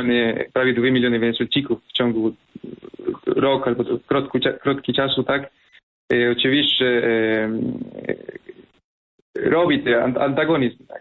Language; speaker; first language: Polish; non-native, fluent; Spanish